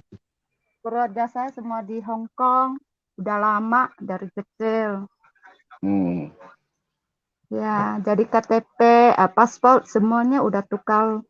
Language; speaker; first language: Indonesian; non-native, learner; Cantonese